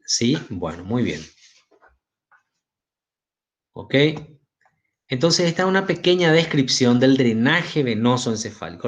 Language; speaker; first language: Spanish; native; Spanish